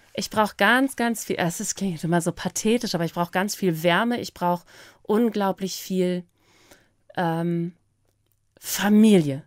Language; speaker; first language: German; native; German